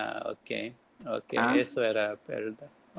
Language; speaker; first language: Portuguese; non-native, learner; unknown